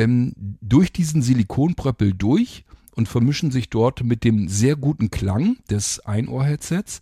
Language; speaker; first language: German; native; German